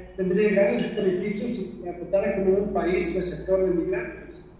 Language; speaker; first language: Spanish; non-native, fluent; English